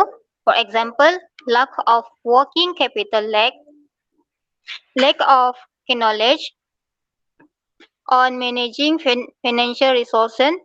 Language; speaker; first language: English; non-native, local second language; Malay